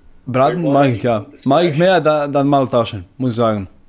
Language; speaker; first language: German; non-native, learner; Croatian